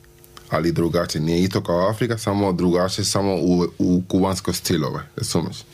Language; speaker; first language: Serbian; non-native, learner; Spanish